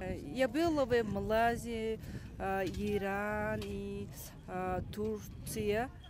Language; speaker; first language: Russian; non-native, learner; Mongolian